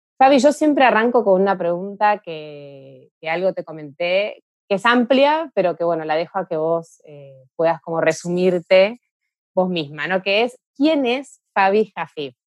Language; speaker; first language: Spanish; native; Spanish